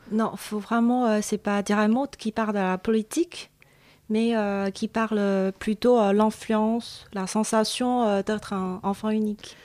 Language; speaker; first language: French; non-native, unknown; Chinese